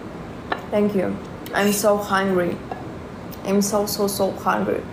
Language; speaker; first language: English; non-native, learner; Russian